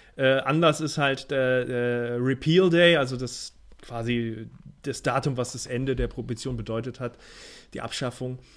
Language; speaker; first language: German; native; German